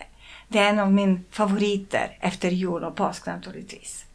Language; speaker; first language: Swedish; non-native, fluent; Serbian